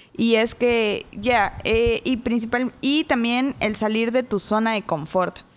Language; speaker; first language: Spanish; native; Spanish